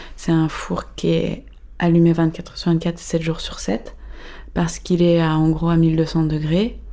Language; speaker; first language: French; native; French